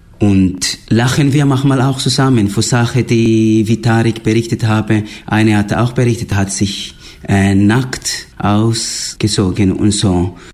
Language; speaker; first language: German; non-native, fluent; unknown